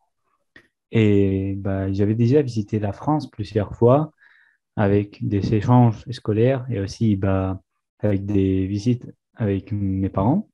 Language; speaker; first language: French; non-native, fluent; Spanish